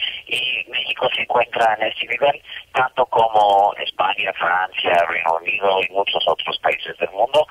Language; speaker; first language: Spanish; non-native, fluent; English